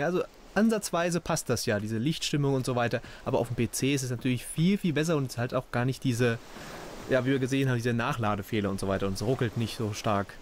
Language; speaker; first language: German; native; German